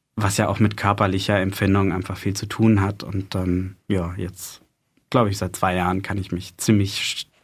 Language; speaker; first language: German; native; German